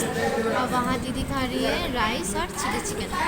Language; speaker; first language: Hindi; native; Hindi